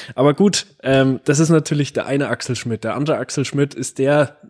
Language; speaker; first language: German; native; German